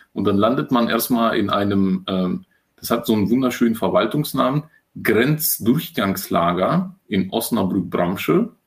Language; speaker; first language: German; early bilingual, other home language; Russian